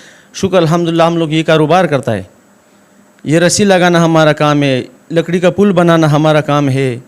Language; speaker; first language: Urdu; non-native, local second language; Pashto